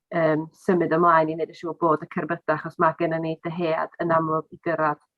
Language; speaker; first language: Welsh; native; Welsh